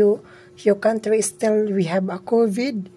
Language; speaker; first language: English; non-native, learner; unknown